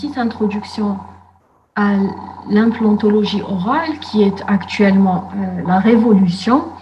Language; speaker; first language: French; non-native, local second language; Arabic